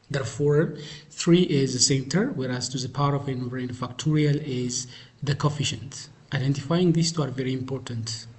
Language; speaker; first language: English; non-native, local second language; Amharic